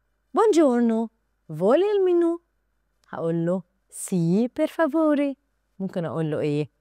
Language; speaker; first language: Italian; non-native, learner; Arabic